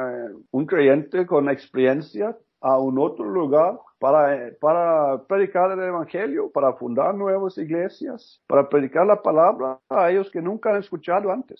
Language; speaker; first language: Spanish; non-native, learner; Norwegian